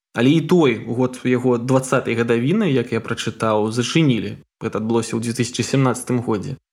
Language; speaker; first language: Belarusian; non-native, local second language; Russian